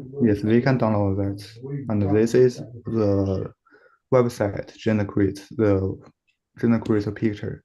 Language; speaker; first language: English; non-native, learner; Chinese